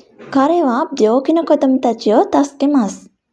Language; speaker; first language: Japanese; non-native, fluent; Sinhala